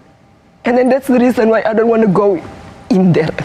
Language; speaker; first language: English; non-native, fluent; Indonesian